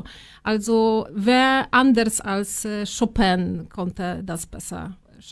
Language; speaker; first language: German; non-native, fluent; Polish